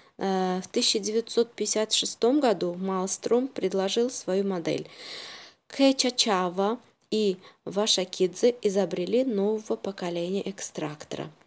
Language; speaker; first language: Russian; non-native, local second language; Uzbek